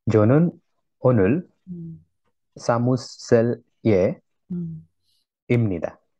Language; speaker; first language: Korean; non-native, learner; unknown